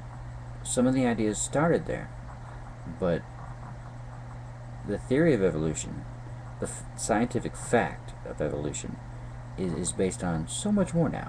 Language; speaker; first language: English; native; English